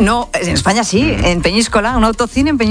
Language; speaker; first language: Spanish; native; Spanish